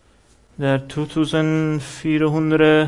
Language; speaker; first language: Norwegian; non-native, fluent; Persian